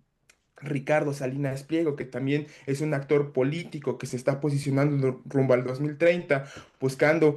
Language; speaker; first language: Spanish; native; Spanish